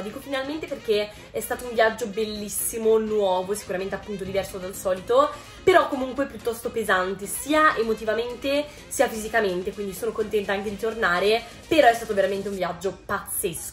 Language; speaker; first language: Italian; native; Italian